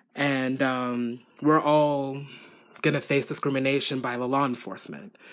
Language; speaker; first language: English; native; English